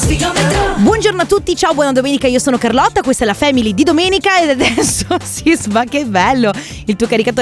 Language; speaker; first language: Italian; native; Italian